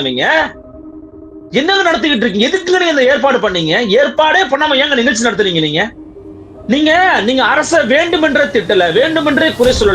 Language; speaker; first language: Tamil; native; Tamil